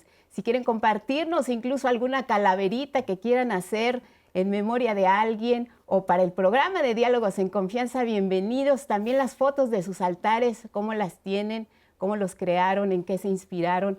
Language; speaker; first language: Spanish; native; Spanish